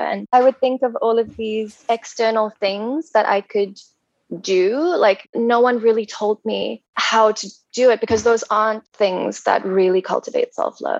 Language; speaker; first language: English; native; English